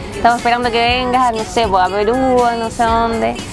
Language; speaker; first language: Spanish; native; Spanish